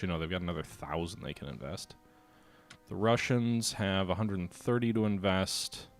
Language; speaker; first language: English; native; English